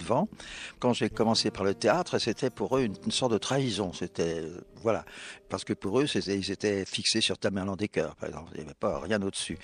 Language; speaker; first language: French; native; French